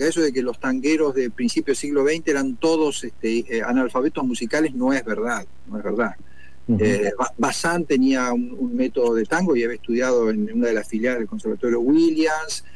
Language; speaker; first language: Spanish; native; Spanish